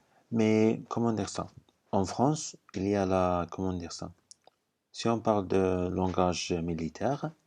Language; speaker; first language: French; non-native, fluent; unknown